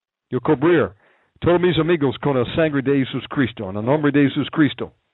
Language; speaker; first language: Spanish; non-native, learner; English